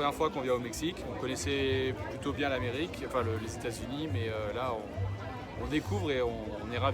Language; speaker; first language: French; native; French